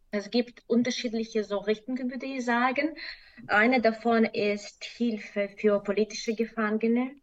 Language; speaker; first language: German; non-native, fluent; Russian